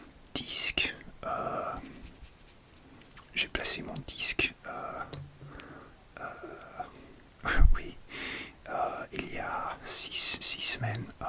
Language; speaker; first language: French; non-native, learner; English